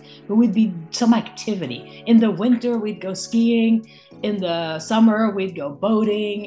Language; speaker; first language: English; non-native, fluent; Norwegian